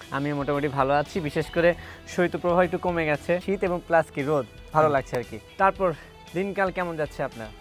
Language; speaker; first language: Bangla; native; Bangla